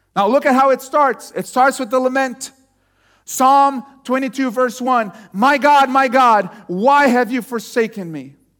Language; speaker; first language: English; non-native, fluent; Portuguese